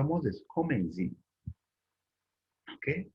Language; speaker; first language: German; non-native, learner; Bemba